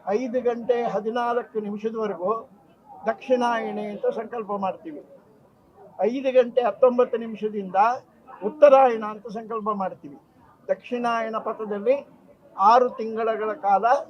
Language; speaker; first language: Kannada; native; Kannada